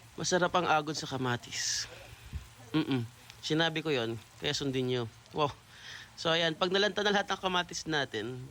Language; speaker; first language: Filipino; non-native, local second language; Pampanga